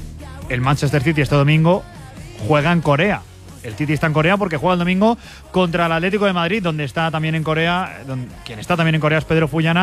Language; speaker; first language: Spanish; native; Spanish